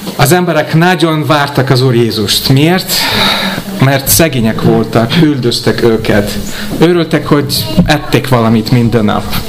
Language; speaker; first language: Hungarian; non-native, fluent; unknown